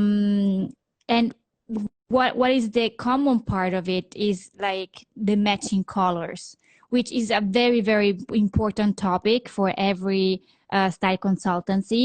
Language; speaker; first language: English; non-native, fluent; Italian